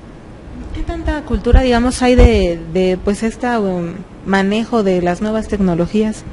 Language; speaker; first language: Spanish; native; Spanish